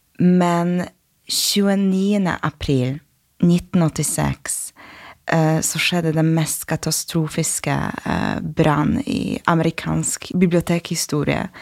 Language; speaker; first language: Norwegian; non-native, fluent; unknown